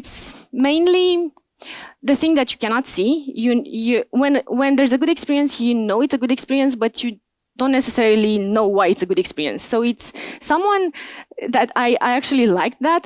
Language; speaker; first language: English; non-native, fluent; Romanian